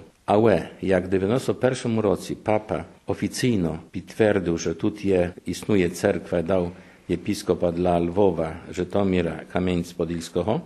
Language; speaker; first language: Ukrainian; non-native, fluent; Polish